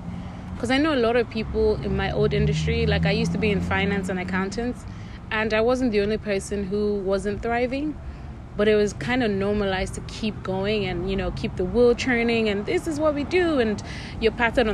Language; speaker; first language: English; non-native, local second language; Yoruba